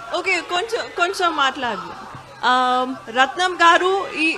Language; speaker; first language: Telugu; non-native, learner; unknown